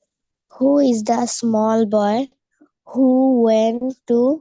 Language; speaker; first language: English; non-native, learner; Bangla